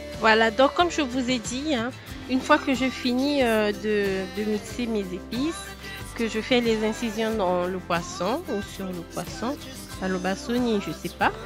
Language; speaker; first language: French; non-native, local second language; Lingala